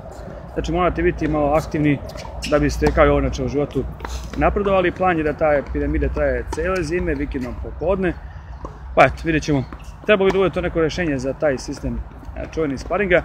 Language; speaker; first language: Serbian; native; Serbian